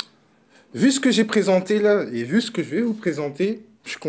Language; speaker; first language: French; native; French